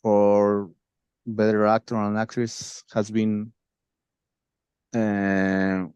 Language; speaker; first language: English; non-native, learner; Spanish